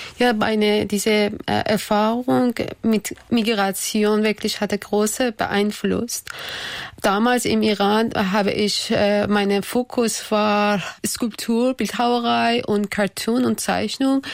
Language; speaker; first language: German; non-native, learner; Persian